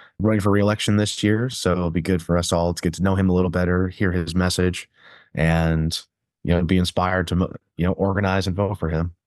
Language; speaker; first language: English; native; English